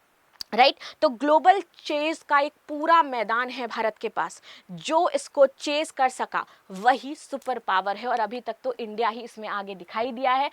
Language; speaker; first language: Hindi; native; Hindi